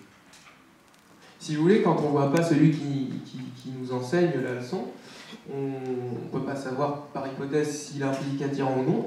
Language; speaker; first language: French; native; French